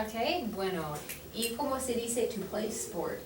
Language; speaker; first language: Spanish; non-native, fluent; English